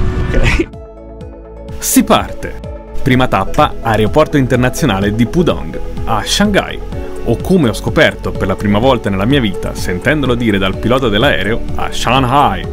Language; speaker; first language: Italian; native; Italian